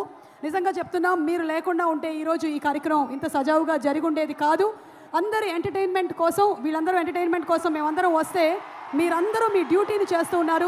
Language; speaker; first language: Telugu; native; Telugu